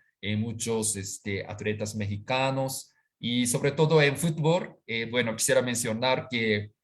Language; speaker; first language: Spanish; non-native, fluent; Japanese